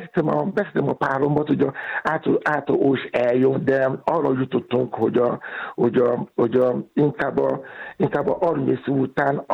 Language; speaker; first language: Hungarian; non-native, fluent; Yoruba